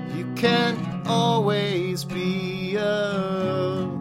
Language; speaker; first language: English; non-native, fluent; Swedish